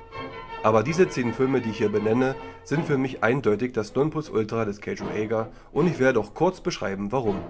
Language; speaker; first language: German; native; German